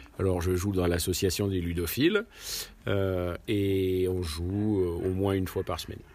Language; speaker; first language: French; native; French